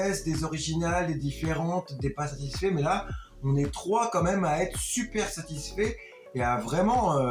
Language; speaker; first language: French; native; French